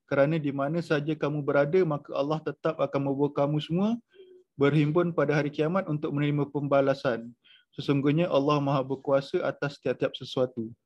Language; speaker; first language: Malay; native; Malay